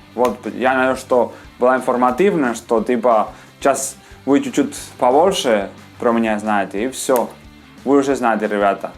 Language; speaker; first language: Russian; non-native, fluent; Spanish